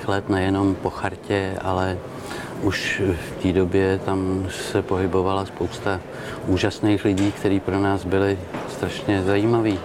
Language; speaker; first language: Czech; native; Czech